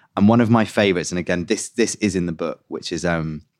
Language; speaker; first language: English; native; English